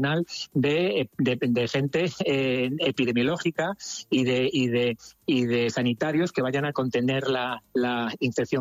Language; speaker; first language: Spanish; native; Spanish